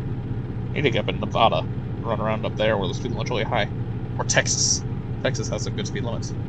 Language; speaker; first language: English; native; English